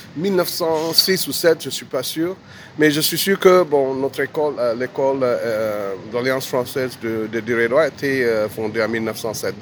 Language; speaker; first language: French; non-native, fluent; Amharic